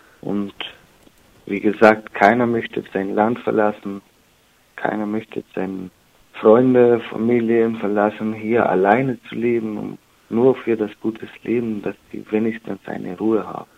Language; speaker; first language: German; non-native, learner; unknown